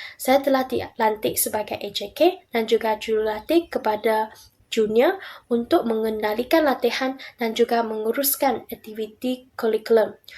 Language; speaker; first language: Malay; non-native, local second language; Chinese